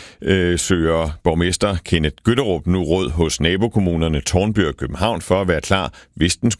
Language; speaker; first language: Danish; native; Danish